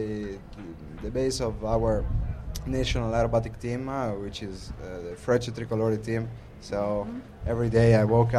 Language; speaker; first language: English; non-native, fluent; Italian